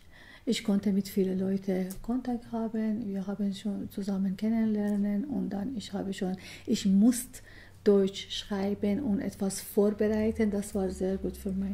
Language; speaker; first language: German; non-native, learner; Persian